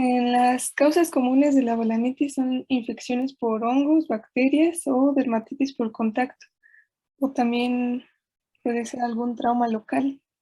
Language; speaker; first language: Spanish; native; Spanish